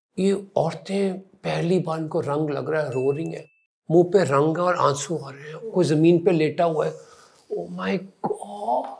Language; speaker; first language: Hindi; non-native, local second language; Punjabi